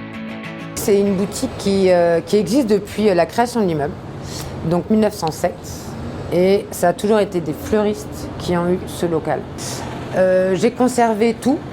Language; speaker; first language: French; native; French